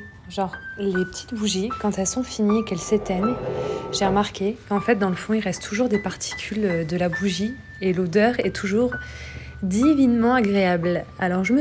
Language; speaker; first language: French; native; French